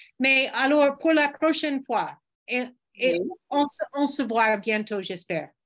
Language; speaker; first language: French; non-native, fluent; English